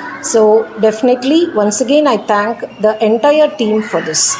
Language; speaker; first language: English; non-native, local second language; Tamil